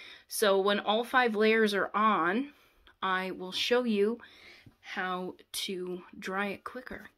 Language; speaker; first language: English; native; English